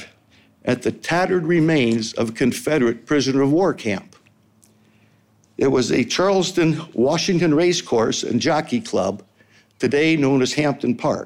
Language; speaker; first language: English; native; English